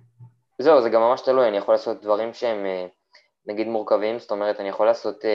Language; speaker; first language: Hebrew; native; Hebrew